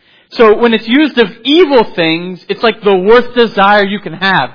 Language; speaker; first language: English; native; English